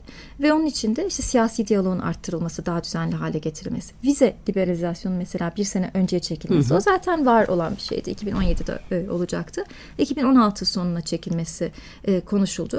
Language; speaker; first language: Turkish; native; Turkish